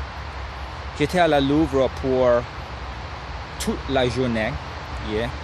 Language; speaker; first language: French; non-native, learner; English